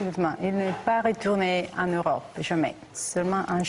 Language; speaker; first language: French; non-native, fluent; Italian